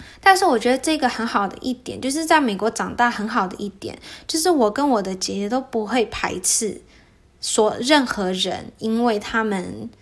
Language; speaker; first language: Chinese; early bilingual, heritage; Chinese